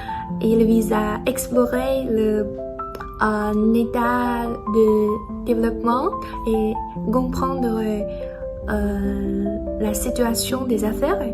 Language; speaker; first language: French; non-native, learner; Chinese